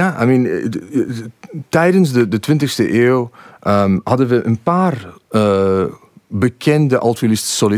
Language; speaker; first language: Dutch; non-native, fluent; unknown